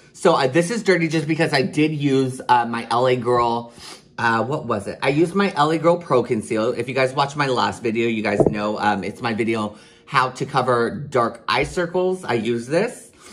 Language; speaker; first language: English; early bilingual, other home language; Spanish